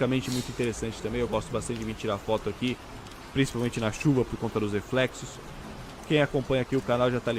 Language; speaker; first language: Portuguese; native; Portuguese